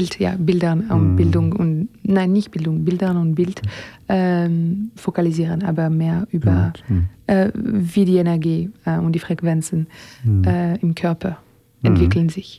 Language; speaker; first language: German; non-native, learner; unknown